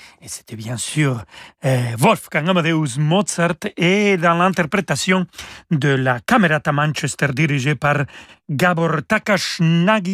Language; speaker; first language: French; non-native, fluent; Spanish